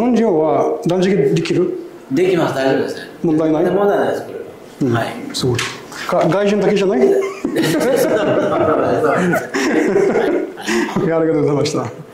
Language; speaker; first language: Japanese; non-native, learner; Arabic